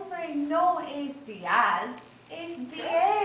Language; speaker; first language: Spanish; non-native, learner; English